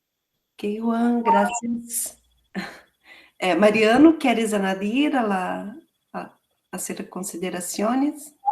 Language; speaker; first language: Spanish; non-native, learner; Portuguese